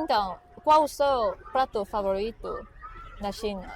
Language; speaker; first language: Portuguese; non-native, fluent; Chinese